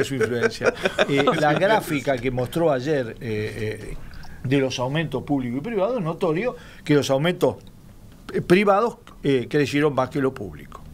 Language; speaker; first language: Spanish; native; Spanish